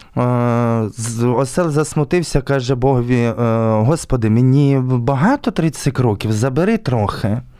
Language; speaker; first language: Ukrainian; native; Ukrainian